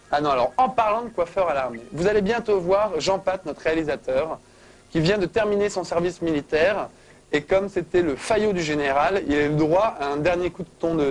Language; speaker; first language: French; native; French